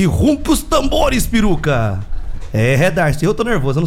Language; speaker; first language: Portuguese; native; Portuguese